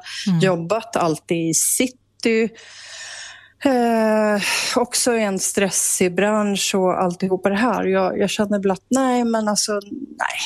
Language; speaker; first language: Swedish; native; Swedish